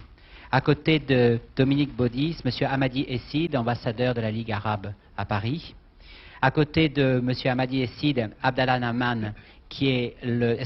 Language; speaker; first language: French; native; French